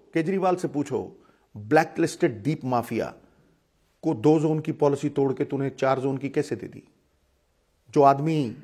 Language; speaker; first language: Hindi; non-native, local second language; Punjabi